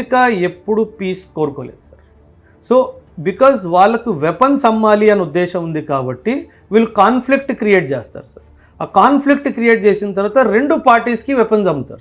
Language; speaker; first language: Telugu; non-native, local second language; Punjabi